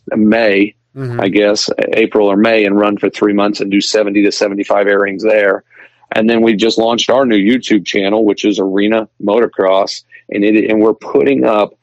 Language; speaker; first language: English; native; English